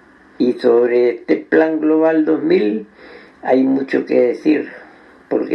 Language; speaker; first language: Spanish; native; Spanish